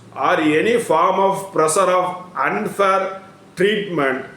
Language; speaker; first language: English; non-native, local second language; Tamil